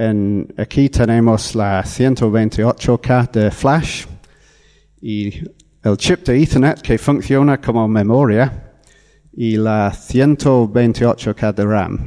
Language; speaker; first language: Spanish; non-native, fluent; English